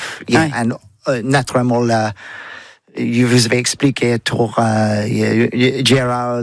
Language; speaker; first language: French; non-native, learner; English